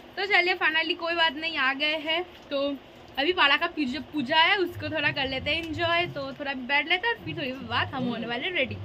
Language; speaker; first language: Hindi; non-native, local second language; Bangla